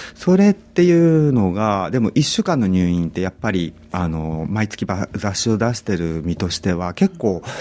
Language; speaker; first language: Japanese; native; Japanese